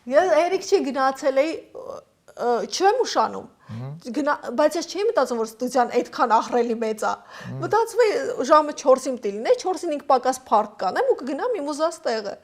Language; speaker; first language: Armenian; native; Armenian